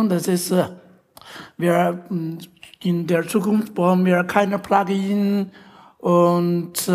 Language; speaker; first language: German; non-native, fluent; Chinese